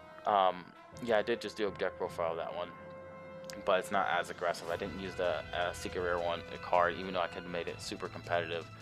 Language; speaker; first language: English; native; English